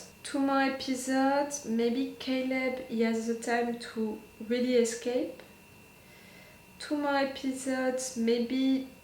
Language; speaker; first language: English; non-native, fluent; French